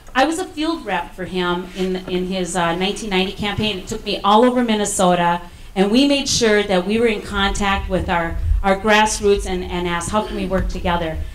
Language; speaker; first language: English; native; English